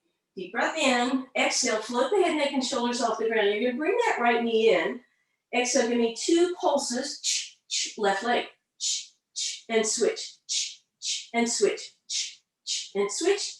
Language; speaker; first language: English; native; English